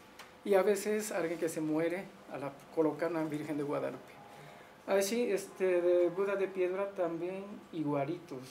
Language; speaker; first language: Spanish; non-native, learner; Japanese